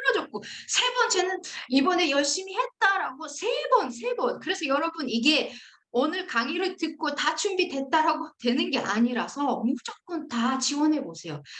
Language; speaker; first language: Korean; non-native, fluent; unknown